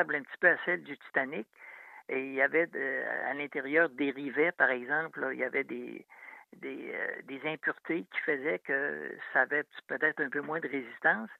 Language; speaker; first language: French; native; French